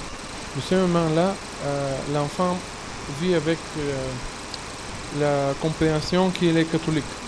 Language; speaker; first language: French; non-native, fluent; Bulgarian